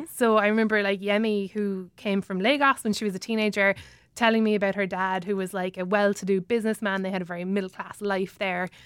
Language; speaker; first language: English; native; English